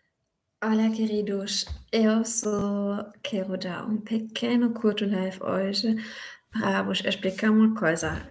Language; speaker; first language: Portuguese; non-native, fluent; German